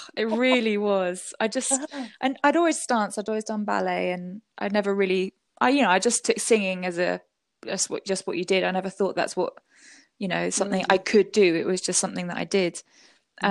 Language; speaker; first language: English; native; English